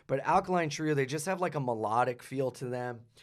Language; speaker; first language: English; native; English